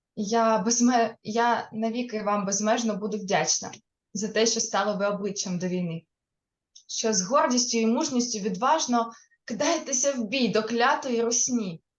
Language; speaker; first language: Ukrainian; non-native, local second language; Russian